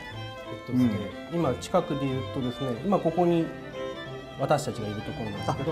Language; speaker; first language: Japanese; native; Japanese